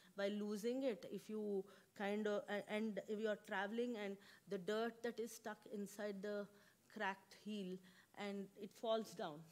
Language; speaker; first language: English; non-native, local second language; Kannada